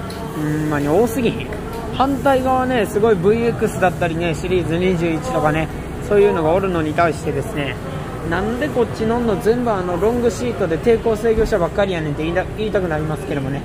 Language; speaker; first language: Japanese; native; Japanese